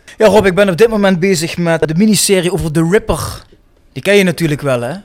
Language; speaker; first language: Dutch; native; Dutch